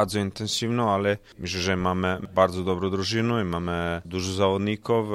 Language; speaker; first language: Polish; non-native, learner; Croatian